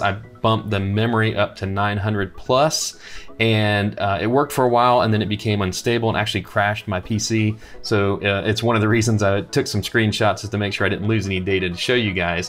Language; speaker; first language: English; native; English